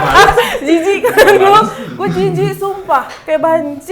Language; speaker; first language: Indonesian; native; Indonesian